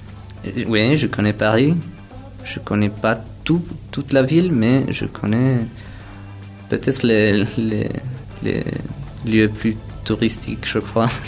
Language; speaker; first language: French; non-native, fluent; Spanish